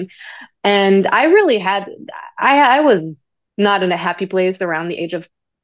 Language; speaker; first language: English; non-native, fluent; French